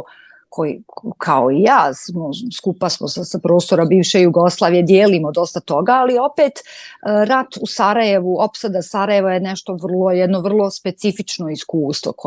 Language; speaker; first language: Croatian; native; Croatian